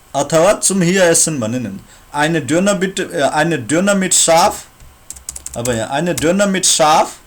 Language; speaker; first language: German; non-native, learner; Nepali